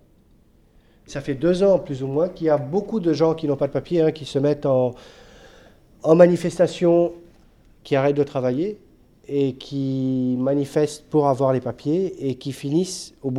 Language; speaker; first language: French; non-native, local second language; Arabic